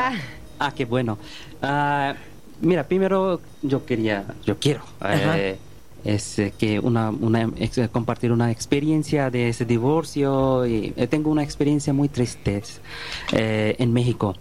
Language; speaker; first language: Spanish; non-native, learner; Bangla